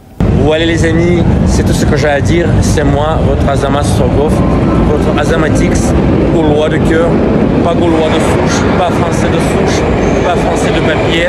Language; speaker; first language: French; non-native, fluent; Russian